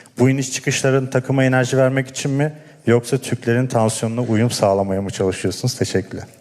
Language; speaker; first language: Turkish; native; Turkish